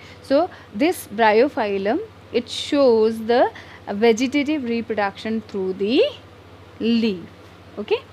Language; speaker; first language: English; non-native, local second language; Hindi